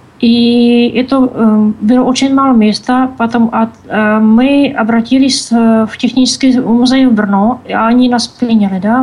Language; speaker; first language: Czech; non-native, learner; Russian